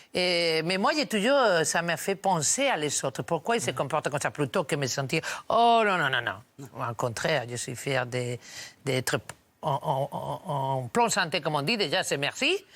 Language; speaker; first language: French; non-native, fluent; Spanish